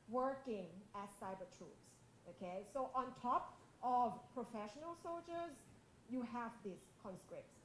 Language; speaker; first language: English; non-native, fluent; Thai